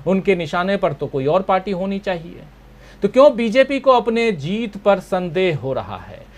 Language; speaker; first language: Hindi; native; Hindi